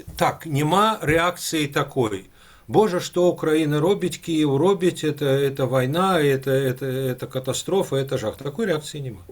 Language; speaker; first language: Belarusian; non-native, local second language; Russian